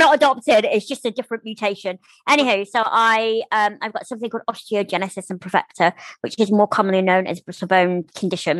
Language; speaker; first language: English; native; English